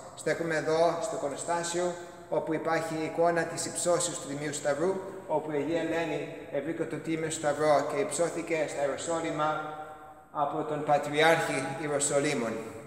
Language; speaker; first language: Greek; early bilingual, heritage; Greek